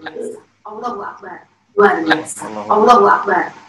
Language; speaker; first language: Indonesian; native; Indonesian